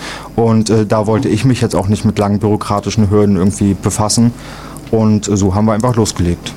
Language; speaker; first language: German; native; German